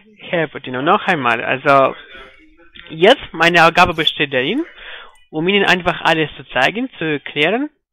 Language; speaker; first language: German; non-native, fluent; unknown